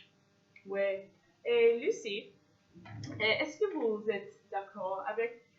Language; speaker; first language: French; non-native, fluent; English